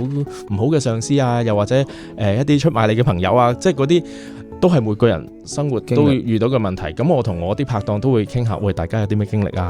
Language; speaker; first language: Cantonese; native; Cantonese